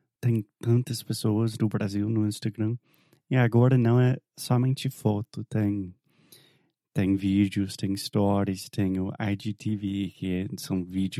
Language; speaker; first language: Portuguese; non-native, fluent; English